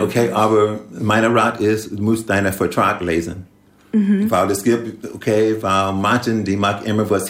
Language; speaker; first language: German; non-native, learner; English